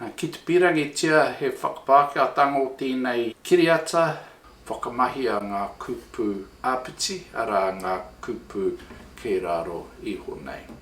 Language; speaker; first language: Māori; non-native, local second language; English